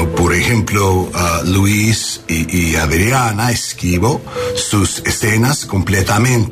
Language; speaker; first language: Spanish; non-native, learner; English